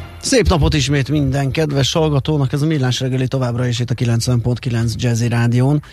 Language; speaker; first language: Hungarian; native; Hungarian